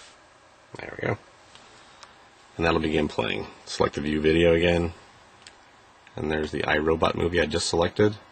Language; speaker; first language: English; native; English